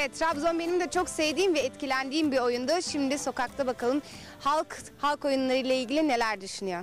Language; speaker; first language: Turkish; native; Turkish